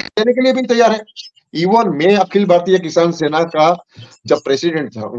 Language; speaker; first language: Hindi; non-native, local second language; Gujarati